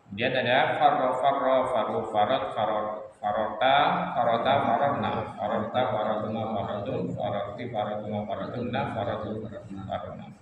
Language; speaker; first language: Arabic; non-native, fluent; Indonesian